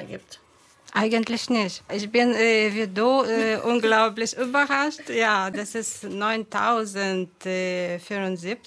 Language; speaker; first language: German; non-native, fluent; Ukrainian